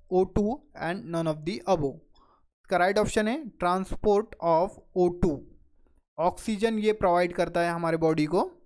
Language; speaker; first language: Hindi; non-native, local second language; Marathi